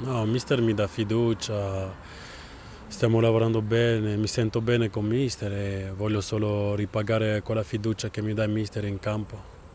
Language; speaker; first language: Italian; non-native, fluent; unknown